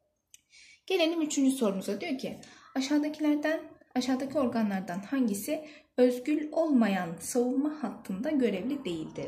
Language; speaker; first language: Turkish; native; Turkish